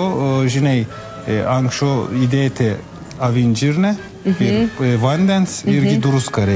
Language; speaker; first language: Lithuanian; non-native, learner; Turkish